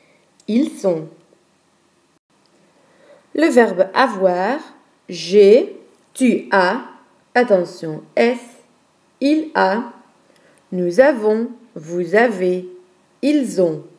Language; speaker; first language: French; non-native, fluent; Dutch